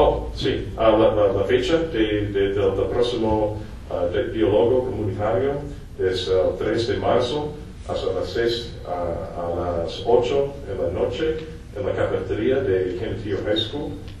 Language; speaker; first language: Spanish; non-native, learner; English